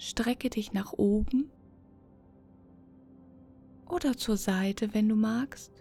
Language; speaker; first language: German; native; German